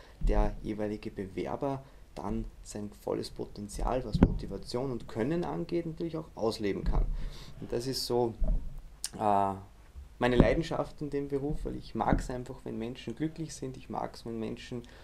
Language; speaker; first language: German; native; German